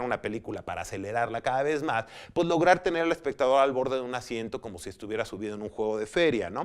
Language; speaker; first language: Spanish; native; Spanish